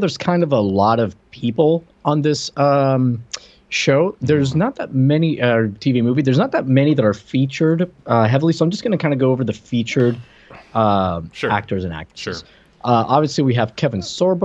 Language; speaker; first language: English; non-native, fluent; Spanish